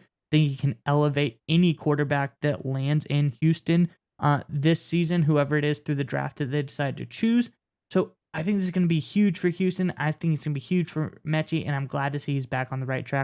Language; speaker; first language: English; native; English